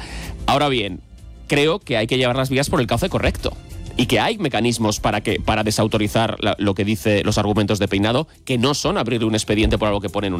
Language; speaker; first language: Spanish; native; Spanish